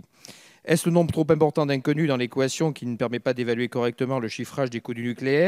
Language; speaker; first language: French; native; French